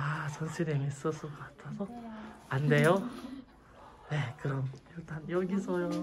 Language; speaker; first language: Korean; non-native, learner; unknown